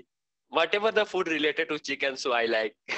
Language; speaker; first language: English; non-native, learner; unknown